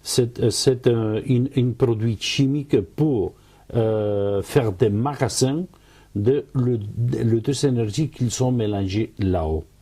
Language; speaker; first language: French; non-native, fluent; Spanish